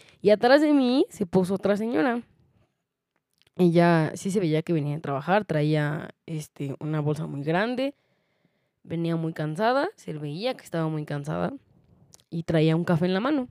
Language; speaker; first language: Spanish; native; Spanish